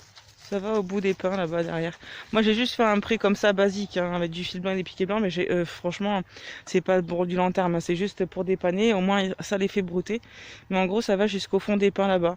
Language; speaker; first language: French; native; French